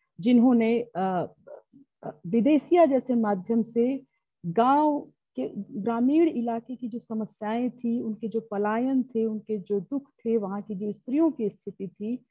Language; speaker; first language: Hindi; native; Hindi